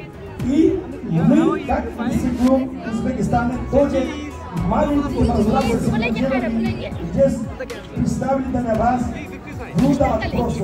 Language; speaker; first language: Russian; non-native, learner; Uzbek